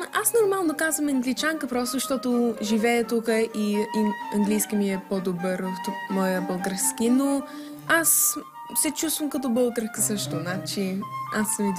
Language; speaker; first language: Bulgarian; early bilingual, heritage; English